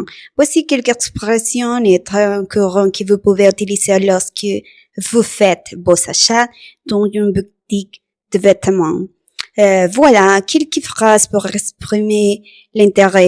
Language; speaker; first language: French; non-native, learner; Spanish